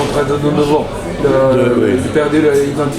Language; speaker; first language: French; non-native, learner; Japanese